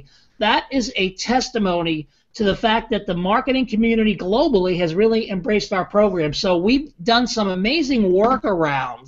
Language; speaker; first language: English; native; English